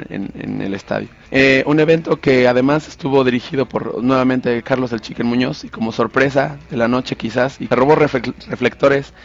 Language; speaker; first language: Spanish; native; Spanish